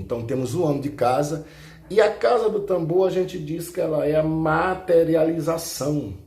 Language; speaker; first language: Portuguese; native; Portuguese